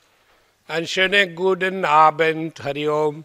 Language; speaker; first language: German; non-native, learner; Hindi